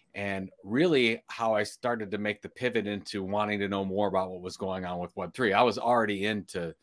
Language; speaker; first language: English; early bilingual, other home language; Italian